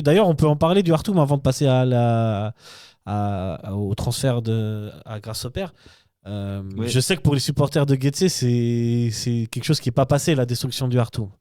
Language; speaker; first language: French; native; French